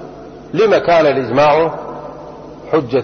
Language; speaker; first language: Arabic; native; Arabic